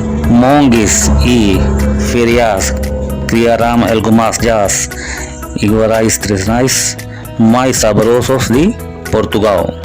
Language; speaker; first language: Portuguese; non-native, learner; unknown